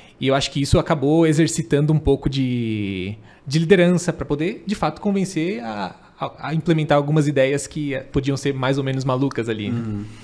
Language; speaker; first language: Portuguese; native; Portuguese